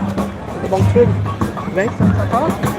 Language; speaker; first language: Portuguese; native; Portuguese